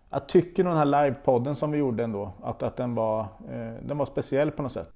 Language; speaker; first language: Swedish; native; Swedish